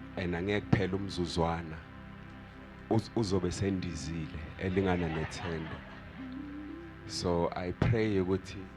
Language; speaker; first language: Zulu; native; Zulu